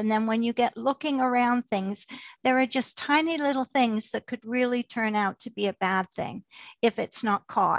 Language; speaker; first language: English; native; English